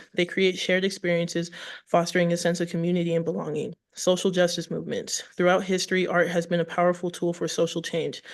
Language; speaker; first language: English; native; English